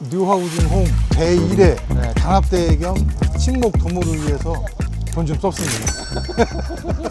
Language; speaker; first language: Korean; native; Korean